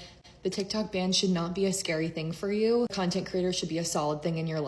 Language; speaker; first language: English; native; English